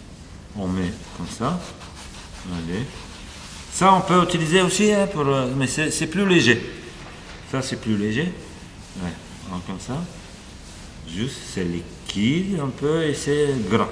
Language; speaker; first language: French; non-native, fluent; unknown